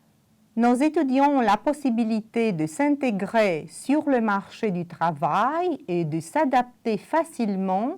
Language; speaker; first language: French; non-native, fluent; Romanian